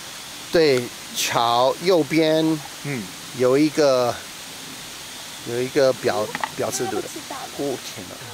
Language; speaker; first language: Chinese; non-native, fluent; English